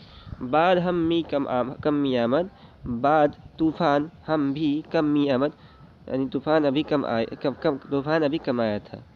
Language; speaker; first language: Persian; non-native, fluent; Urdu